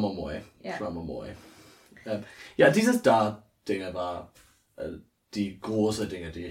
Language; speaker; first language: German; non-native, learner; English